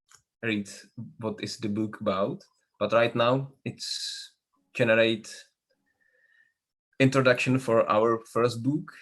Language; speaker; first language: English; non-native, learner; Czech